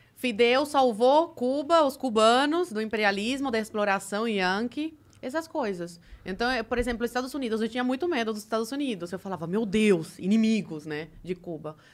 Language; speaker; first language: Portuguese; early bilingual, other home language; Spanish